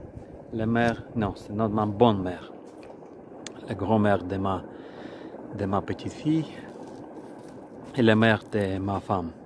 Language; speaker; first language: French; non-native, learner; Ukrainian